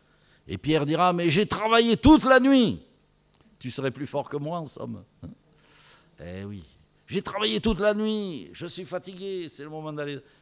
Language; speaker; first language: French; native; French